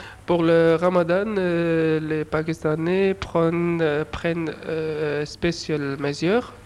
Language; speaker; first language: French; non-native, learner; Urdu